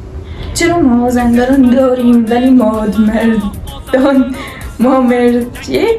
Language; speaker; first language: Persian; native; Persian